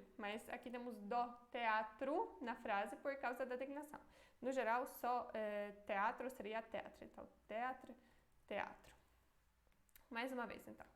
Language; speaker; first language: Portuguese; non-native, fluent; Polish